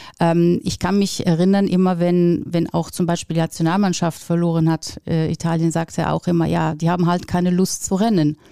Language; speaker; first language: German; non-native, fluent; Italian